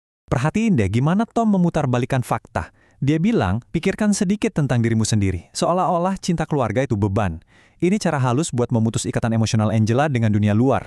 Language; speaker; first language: Indonesian; native; Indonesian